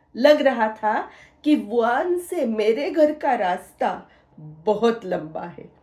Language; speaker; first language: Hindi; non-native, local second language; Marathi